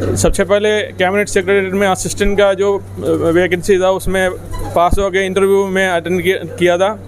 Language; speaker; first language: Hindi; non-native, local second language; Malayalam